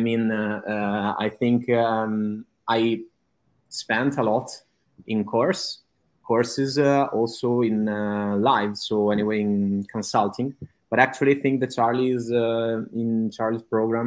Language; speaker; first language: English; non-native, fluent; Italian